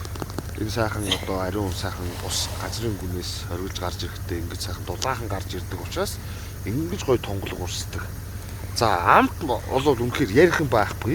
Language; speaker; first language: Mongolian; native; Mongolian